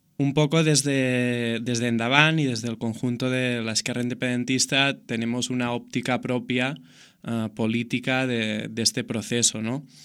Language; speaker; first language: Spanish; non-native, local second language; Catalan